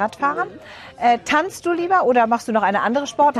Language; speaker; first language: German; native; German